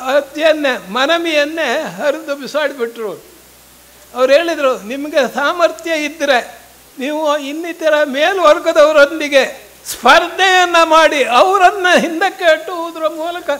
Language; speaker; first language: Kannada; non-native, local second language; Tulu